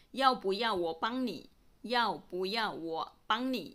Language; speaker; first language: Chinese; non-native, fluent; Thai